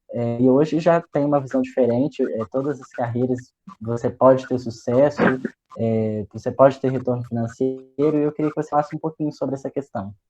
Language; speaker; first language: Portuguese; native; Portuguese